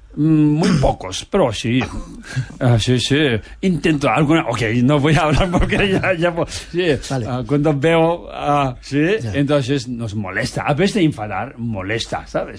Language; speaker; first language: Spanish; non-native, fluent; Tibetan